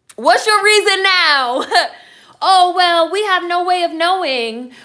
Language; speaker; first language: English; native; English